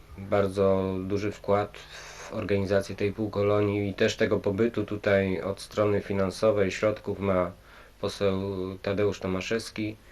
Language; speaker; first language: Polish; native; Polish